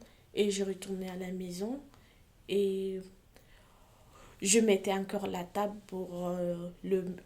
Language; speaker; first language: French; non-native, fluent; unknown